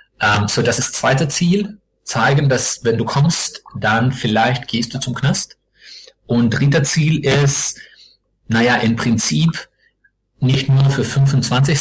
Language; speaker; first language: German; non-native, learner; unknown